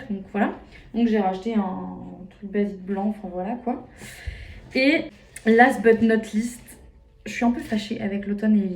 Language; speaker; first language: French; native; French